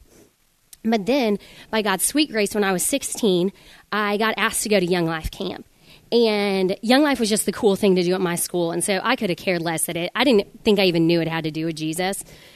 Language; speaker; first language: English; native; English